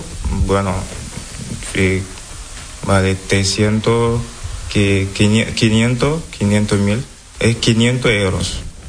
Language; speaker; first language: Spanish; non-native, learner; Wolof